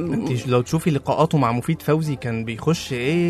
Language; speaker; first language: Arabic; native; Arabic